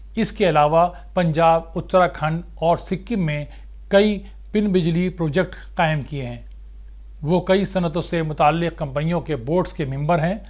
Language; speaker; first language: Urdu; native; Urdu